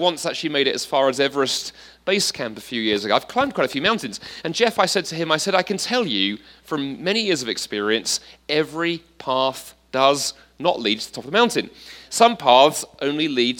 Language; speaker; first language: English; native; English